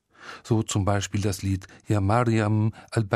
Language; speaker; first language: German; native; German